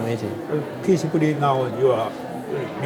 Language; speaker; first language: English; non-native, learner; Korean